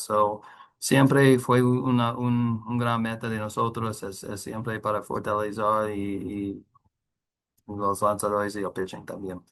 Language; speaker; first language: Spanish; non-native, learner; English